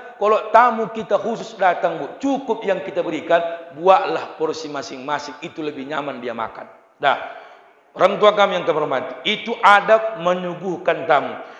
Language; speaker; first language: Malay; non-native, local second language; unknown